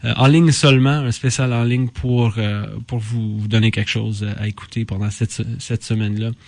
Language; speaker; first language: French; native; French